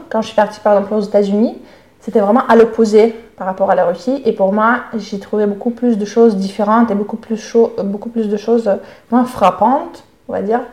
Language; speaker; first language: French; non-native, fluent; Russian